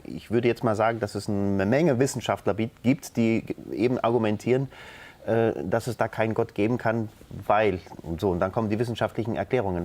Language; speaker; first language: German; native; German